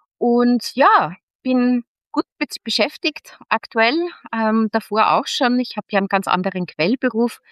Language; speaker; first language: German; native; German